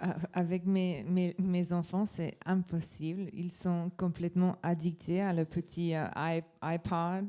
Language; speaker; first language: French; non-native, learner; English